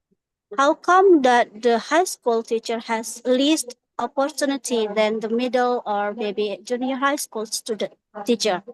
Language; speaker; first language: English; non-native, fluent; Indonesian